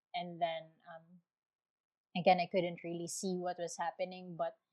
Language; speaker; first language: English; non-native, local second language; Waray